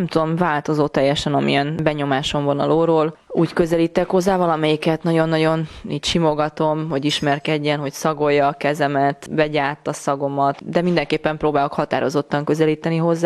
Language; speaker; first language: Hungarian; native; Hungarian